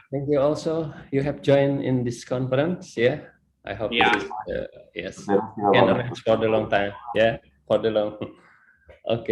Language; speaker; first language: English; non-native, learner; Indonesian